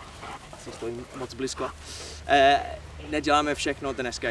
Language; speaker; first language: Czech; non-native, learner; English